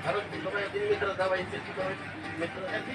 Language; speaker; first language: Russian; non-native, learner; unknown